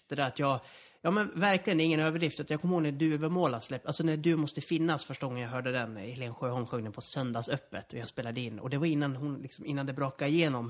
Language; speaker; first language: Swedish; native; Swedish